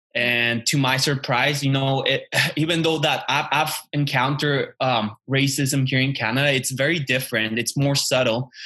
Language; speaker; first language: English; non-native, fluent; Spanish